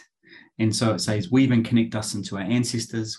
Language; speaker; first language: English; native; English